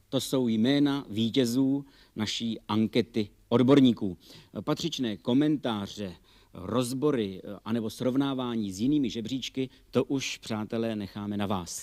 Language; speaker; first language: Czech; native; Czech